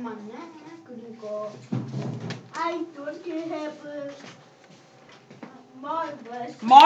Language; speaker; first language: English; non-native, learner; Korean